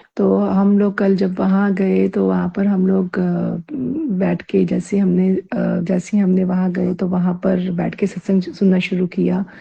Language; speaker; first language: Hindi; native; Hindi